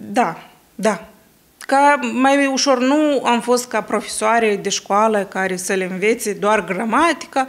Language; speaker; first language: Romanian; early bilingual, heritage; Romanian